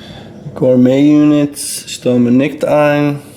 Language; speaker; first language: German; non-native, learner; English